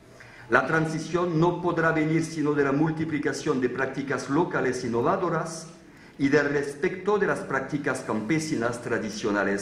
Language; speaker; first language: Spanish; non-native, fluent; French